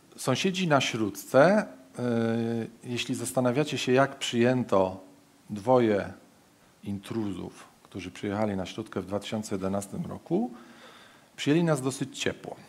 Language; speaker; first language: Polish; native; Polish